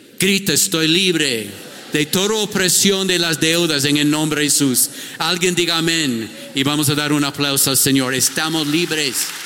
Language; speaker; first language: Spanish; non-native, fluent; English